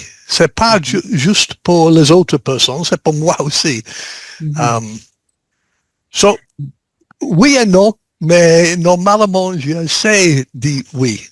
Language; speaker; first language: French; non-native, learner; English